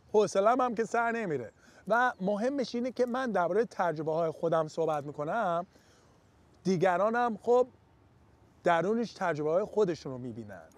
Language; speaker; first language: Persian; early bilingual, heritage; English